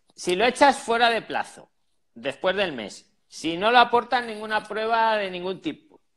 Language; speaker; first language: Spanish; native; Spanish